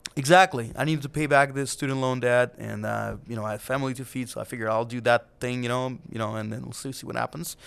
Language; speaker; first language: English; non-native, fluent; Russian